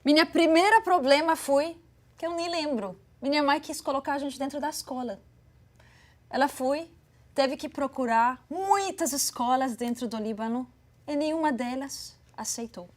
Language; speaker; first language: Portuguese; non-native, fluent; Arabic